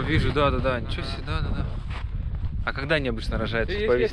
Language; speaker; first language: Russian; native; Russian